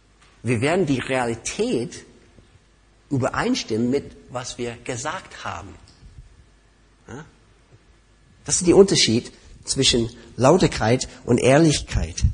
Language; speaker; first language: German; non-native, fluent; English